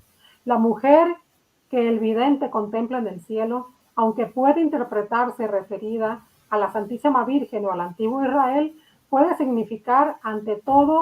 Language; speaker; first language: Spanish; native; Spanish